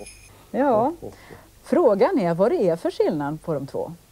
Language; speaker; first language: Swedish; native; Swedish